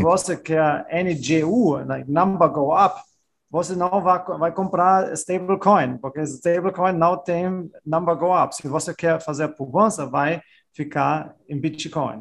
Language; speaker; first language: Portuguese; non-native, fluent; German